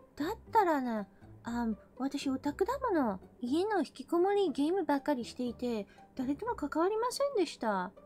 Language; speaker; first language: Japanese; non-native, fluent; English